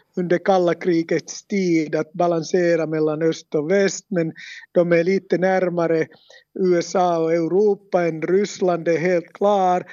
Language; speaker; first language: Swedish; non-native, local second language; Finnish